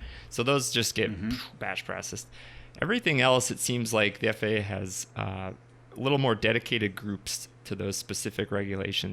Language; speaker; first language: English; native; English